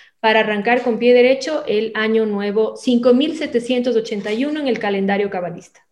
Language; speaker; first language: Spanish; native; Spanish